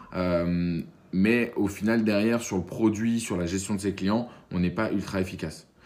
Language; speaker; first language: French; native; French